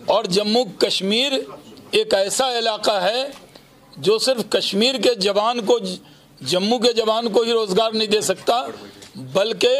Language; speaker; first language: Hindi; native; Hindi